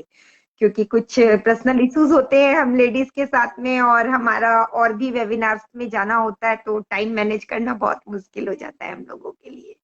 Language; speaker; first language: Hindi; native; Hindi